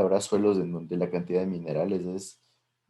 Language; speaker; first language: Spanish; native; Spanish